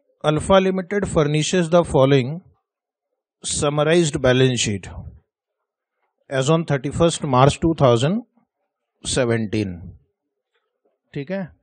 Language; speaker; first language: English; non-native, local second language; Hindi